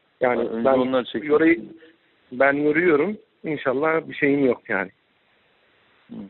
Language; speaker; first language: Turkish; non-native, learner; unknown